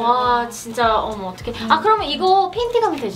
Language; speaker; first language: Korean; early bilingual, heritage; Korean